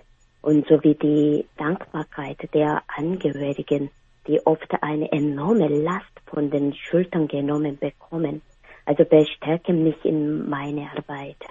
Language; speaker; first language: German; non-native, fluent; Korean